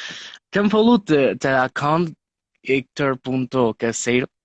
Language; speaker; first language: English; non-native, learner; Spanish